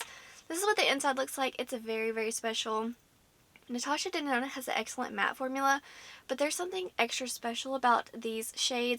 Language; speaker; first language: English; native; English